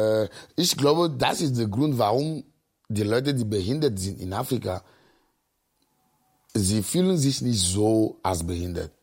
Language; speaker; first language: German; non-native, fluent; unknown